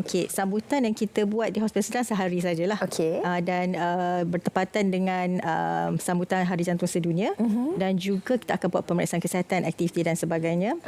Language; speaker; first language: Malay; native; Malay